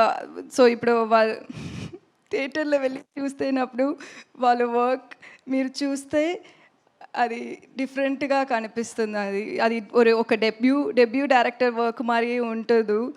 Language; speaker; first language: Telugu; non-native, learner; Tamil